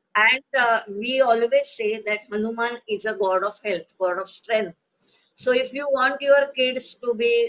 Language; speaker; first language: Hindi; non-native, local second language; Marathi